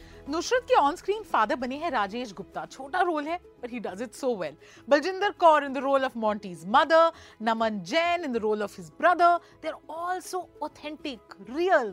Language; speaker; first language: Hindi; native; Hindi